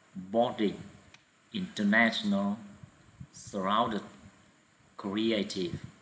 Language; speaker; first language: English; non-native, fluent; Vietnamese